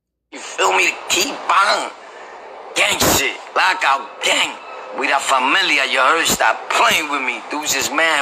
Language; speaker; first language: English; early bilingual, other home language; Spanish